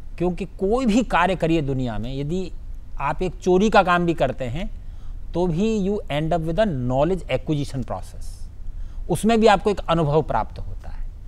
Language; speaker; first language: Hindi; native; Hindi